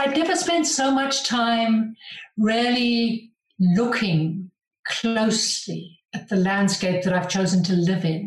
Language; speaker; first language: English; native; English